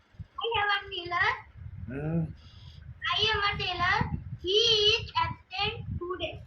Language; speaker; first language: English; non-native, learner; Hindi